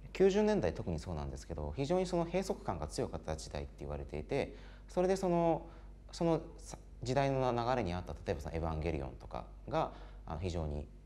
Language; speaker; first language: Japanese; native; Japanese